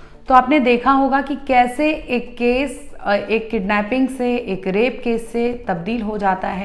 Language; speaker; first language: Hindi; native; Hindi